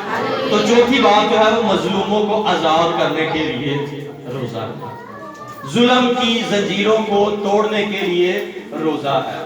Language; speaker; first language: Urdu; native; Urdu